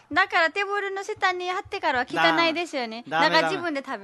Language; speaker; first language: Japanese; non-native, learner; Nepali